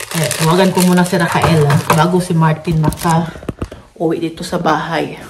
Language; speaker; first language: Filipino; non-native, local second language; Cebuano